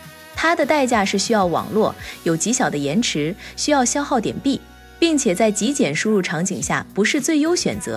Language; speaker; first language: Chinese; native; Chinese